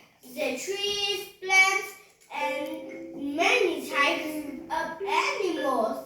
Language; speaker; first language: English; non-native, learner; Vietnamese